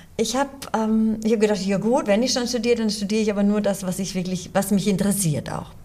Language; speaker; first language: German; early bilingual, other home language; English